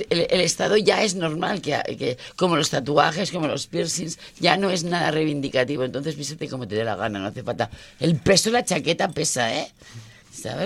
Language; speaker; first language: Spanish; native; Spanish